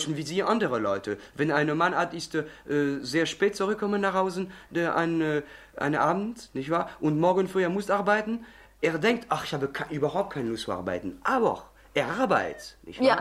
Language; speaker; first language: German; non-native, learner; French